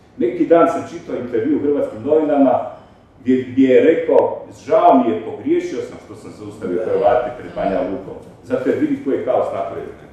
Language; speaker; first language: Croatian; native; Croatian